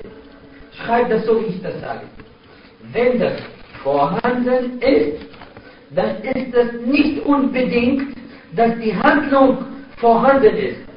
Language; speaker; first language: German; non-native, fluent; Arabic